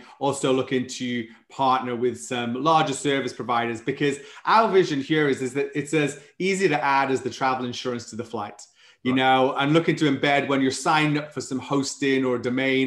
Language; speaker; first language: English; native; English